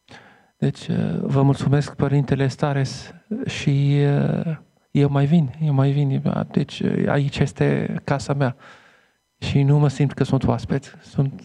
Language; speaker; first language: Romanian; non-native, fluent; Arabic